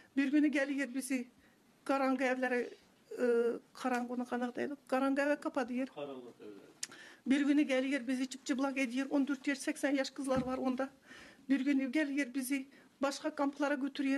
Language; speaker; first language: Turkish; non-native, learner; Kazakh